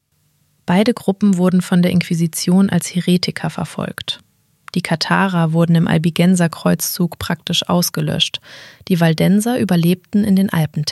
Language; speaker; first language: German; native; German